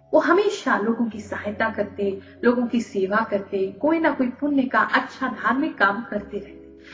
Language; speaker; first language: Hindi; native; Hindi